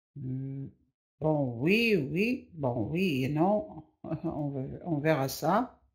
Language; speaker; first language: French; non-native, local second language; Arabic